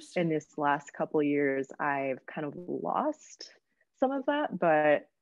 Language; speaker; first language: English; native; English